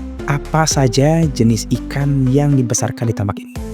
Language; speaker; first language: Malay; non-native, local second language; Sundanese